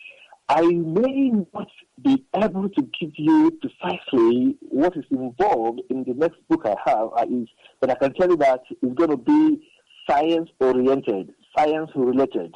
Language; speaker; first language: English; non-native, local second language; Igbo